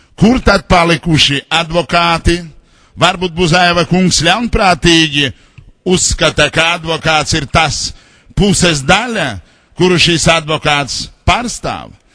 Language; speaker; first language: Latvian; non-native, local second language; Russian